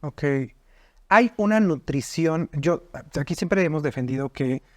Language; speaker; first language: Spanish; native; Spanish